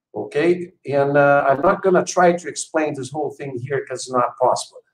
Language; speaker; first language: English; non-native, fluent; Portuguese